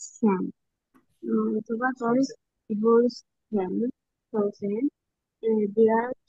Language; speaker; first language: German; non-native, learner; Bangla